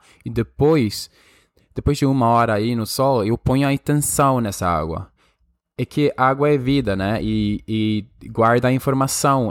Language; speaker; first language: Portuguese; non-native, fluent; Spanish